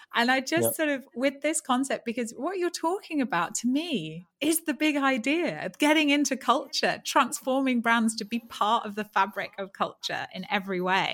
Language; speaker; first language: English; native; English